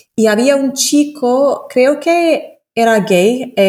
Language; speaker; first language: Spanish; non-native, fluent; English